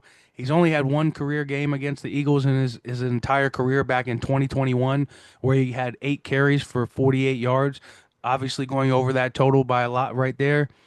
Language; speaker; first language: English; native; English